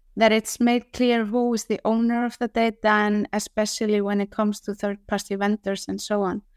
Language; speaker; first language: English; non-native, fluent; Icelandic